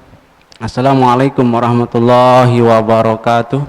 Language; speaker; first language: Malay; non-native, local second language; Sasak